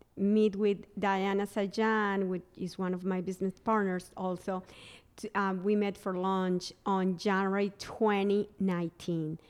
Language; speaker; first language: English; non-native, fluent; Spanish